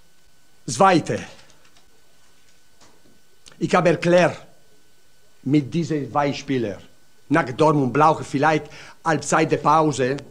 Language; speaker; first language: German; non-native, learner; Italian